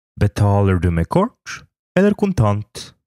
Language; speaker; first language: Norwegian; non-native, fluent; Polish